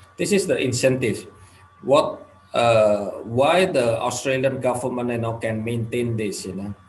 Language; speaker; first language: English; non-native, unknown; Indonesian